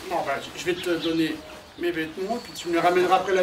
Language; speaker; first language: French; native; French